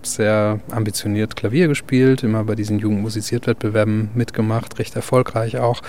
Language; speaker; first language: German; native; German